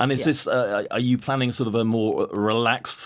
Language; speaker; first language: English; native; English